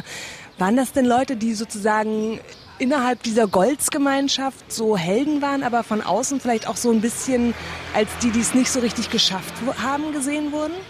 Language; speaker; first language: German; native; German